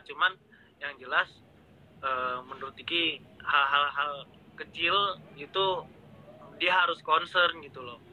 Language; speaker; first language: Indonesian; native; Indonesian